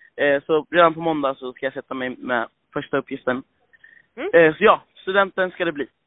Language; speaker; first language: Swedish; non-native, fluent; Swahili